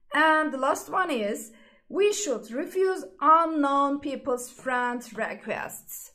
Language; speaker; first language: English; non-native, fluent; Turkish